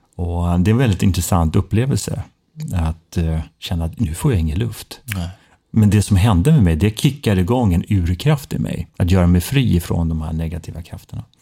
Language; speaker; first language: Swedish; native; Swedish